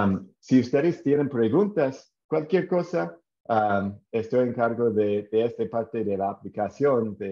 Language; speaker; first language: Spanish; non-native, fluent; English